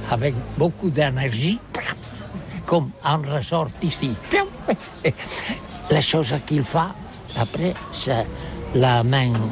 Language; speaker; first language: French; non-native, learner; Catalan